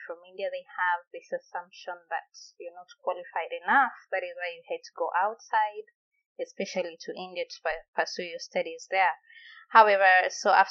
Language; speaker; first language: English; non-native, local second language; Gusii